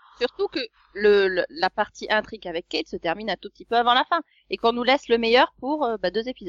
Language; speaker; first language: French; native; French